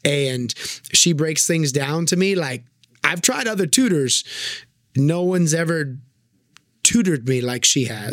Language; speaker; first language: English; native; English